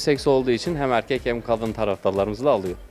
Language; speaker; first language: Turkish; native; Turkish